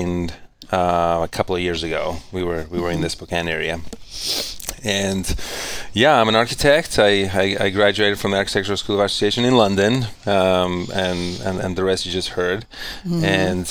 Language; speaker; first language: English; non-native, fluent; Spanish